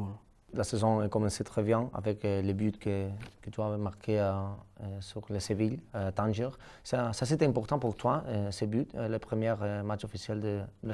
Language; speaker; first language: French; non-native, learner; Catalan